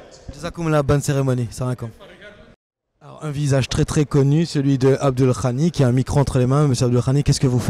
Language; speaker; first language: French; native; French